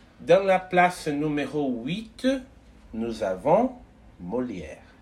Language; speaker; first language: French; non-native, learner; Portuguese